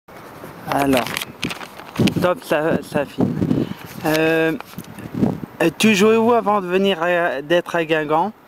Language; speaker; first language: French; native; French